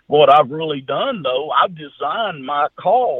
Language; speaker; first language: English; native; English